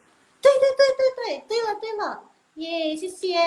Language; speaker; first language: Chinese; non-native, fluent; Indonesian